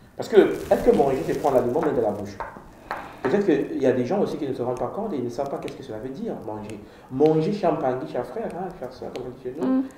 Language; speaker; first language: French; non-native, local second language; Kongo